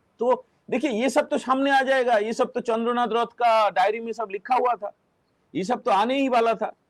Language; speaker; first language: Hindi; non-native, local second language; Bangla